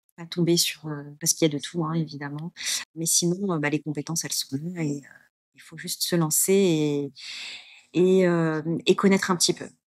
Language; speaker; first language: French; early bilingual, other home language; Arabic